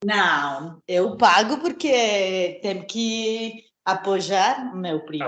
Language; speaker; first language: Portuguese; non-native, learner; Spanish